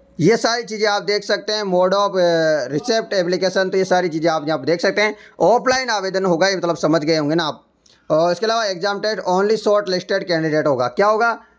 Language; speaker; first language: Hindi; native; Hindi